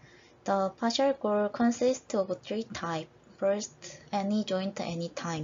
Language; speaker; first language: English; non-native, fluent; Korean